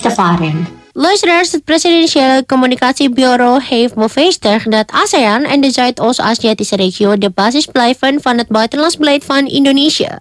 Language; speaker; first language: Dutch; non-native, fluent; Indonesian